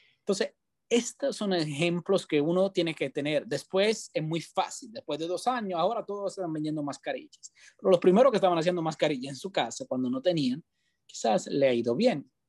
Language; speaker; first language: Spanish; non-native, fluent; Italian